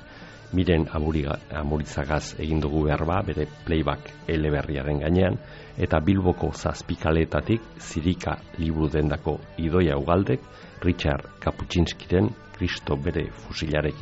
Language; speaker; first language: Basque; native; Basque